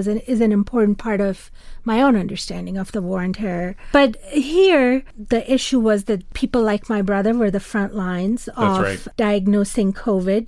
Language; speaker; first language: English; non-native, local second language; Urdu